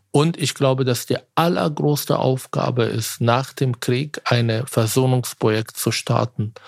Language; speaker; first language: German; non-native, fluent; Arabic